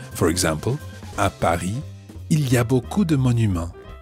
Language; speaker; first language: French; non-native, fluent; English